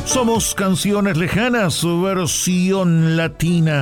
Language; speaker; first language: Spanish; native; Spanish